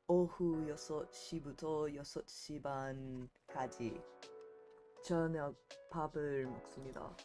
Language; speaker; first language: Korean; non-native, learner; English